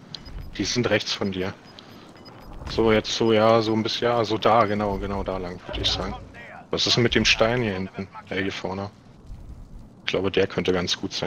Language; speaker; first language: German; native; German